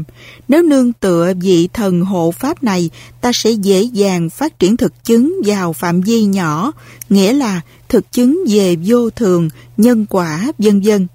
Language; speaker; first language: Vietnamese; native; Vietnamese